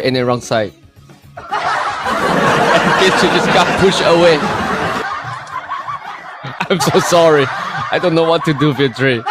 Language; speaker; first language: English; non-native, learner; Chinese